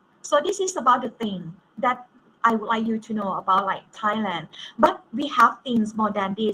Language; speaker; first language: English; non-native, fluent; Thai